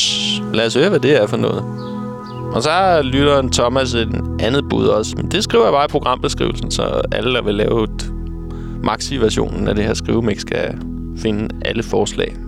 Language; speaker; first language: Danish; native; Danish